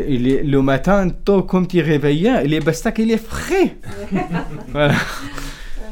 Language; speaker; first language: French; non-native, learner; Kurdish